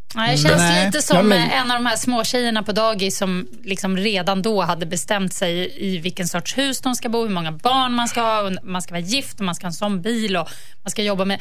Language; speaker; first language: Swedish; native; Swedish